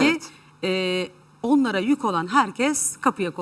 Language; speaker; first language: Turkish; native; Turkish